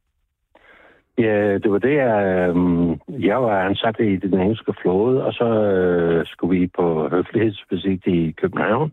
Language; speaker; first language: Danish; non-native, fluent; English